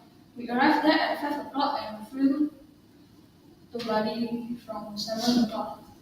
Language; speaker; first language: English; non-native, learner; Indonesian